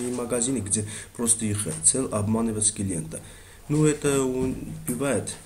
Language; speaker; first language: Russian; non-native, fluent; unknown